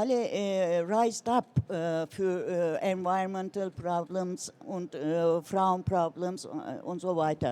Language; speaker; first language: German; non-native, learner; Turkish